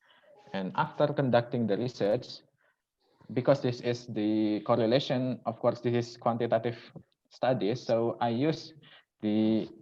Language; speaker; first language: English; non-native, local second language; Indonesian